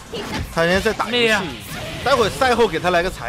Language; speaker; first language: Chinese; native; Chinese